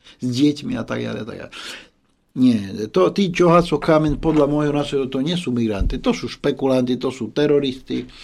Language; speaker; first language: Slovak; non-native, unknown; Spanish